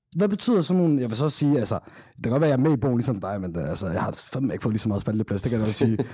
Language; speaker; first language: Danish; early bilingual, other home language; Somali